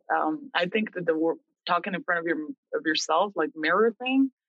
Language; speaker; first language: English; early bilingual, other home language; Spanish